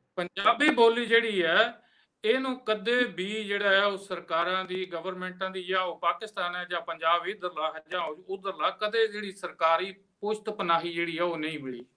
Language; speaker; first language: Punjabi; native; Punjabi